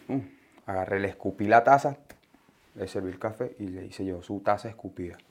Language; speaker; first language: Spanish; native; Spanish